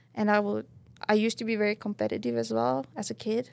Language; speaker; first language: English; non-native, fluent; Estonian